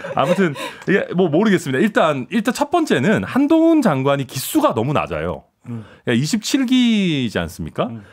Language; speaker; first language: Korean; native; Korean